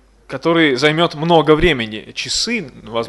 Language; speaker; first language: Russian; native; Russian